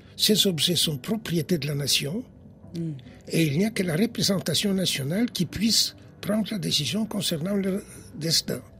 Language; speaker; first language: French; non-native, fluent; Polish